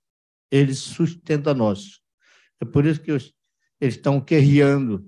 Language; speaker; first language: Portuguese; non-native, local second language; Yanomámi